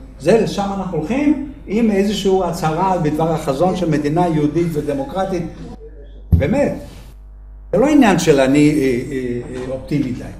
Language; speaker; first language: Hebrew; native; Hebrew